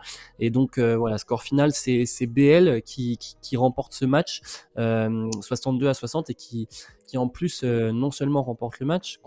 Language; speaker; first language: French; native; French